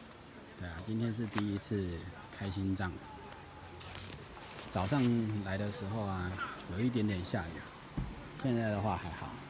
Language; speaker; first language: Chinese; native; Chinese